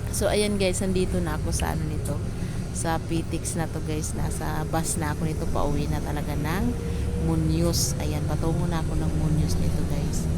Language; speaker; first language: Filipino; native; Filipino